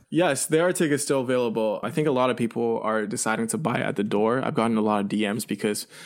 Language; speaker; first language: English; early bilingual, other home language; Chinese